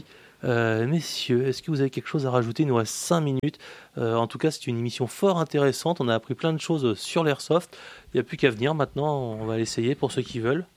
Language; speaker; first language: French; native; French